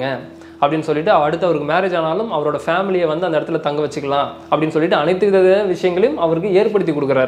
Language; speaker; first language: Tamil; native; Tamil